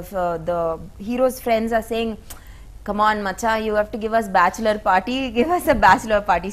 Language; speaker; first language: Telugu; non-native, learner; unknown